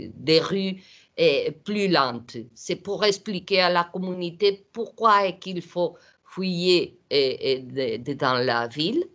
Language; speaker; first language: French; non-native, learner; Portuguese